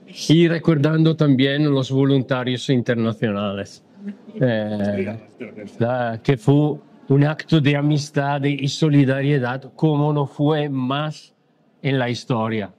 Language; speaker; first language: Spanish; non-native, learner; Italian